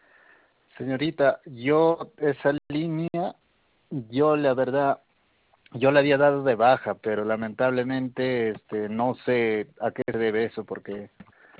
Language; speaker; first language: Spanish; native; Spanish